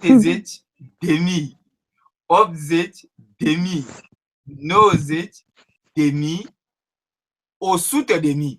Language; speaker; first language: Romanian; non-native, learner; French